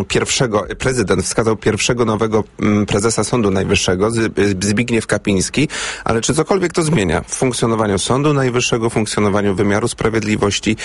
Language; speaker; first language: Polish; native; Polish